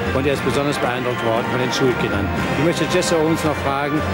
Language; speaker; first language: German; native; German